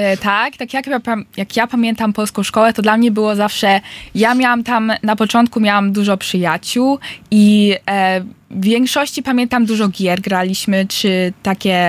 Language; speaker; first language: Polish; early bilingual, heritage; Polish